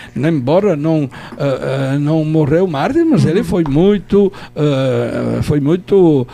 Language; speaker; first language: Portuguese; non-native, fluent; Italian